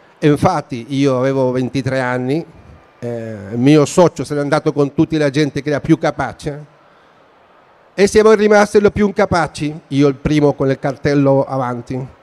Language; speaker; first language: Italian; non-native, fluent; Spanish